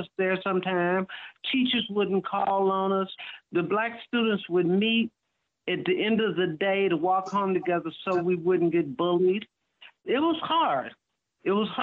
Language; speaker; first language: English; native; English